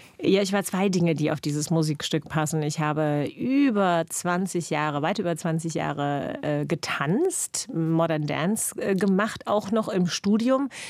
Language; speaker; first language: German; non-native, fluent; English